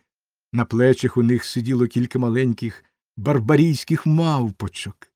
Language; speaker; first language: Ukrainian; native; Ukrainian